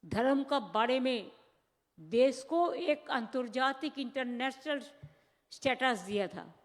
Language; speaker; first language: Hindi; non-native, local second language; Bangla